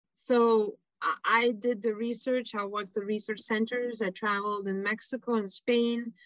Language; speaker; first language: English; non-native, fluent; Lithuanian